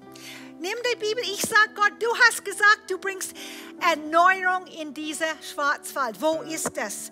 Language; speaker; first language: German; non-native, fluent; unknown